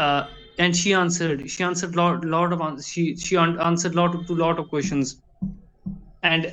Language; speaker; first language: English; non-native, learner; Hindi